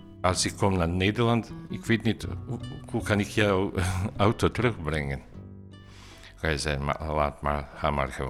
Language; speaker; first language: Dutch; non-native, learner; Bosnian